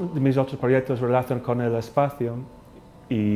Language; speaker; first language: Spanish; non-native, fluent; English